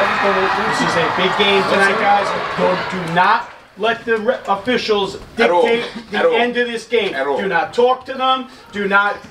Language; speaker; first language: English; native; English